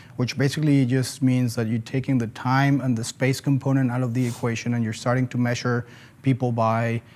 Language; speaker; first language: English; non-native, fluent; Spanish